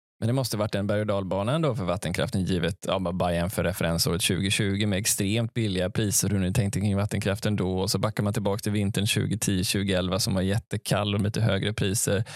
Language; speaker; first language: Swedish; native; Swedish